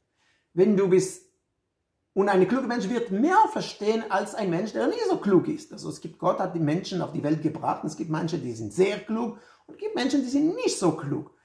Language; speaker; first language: German; non-native, fluent; Hebrew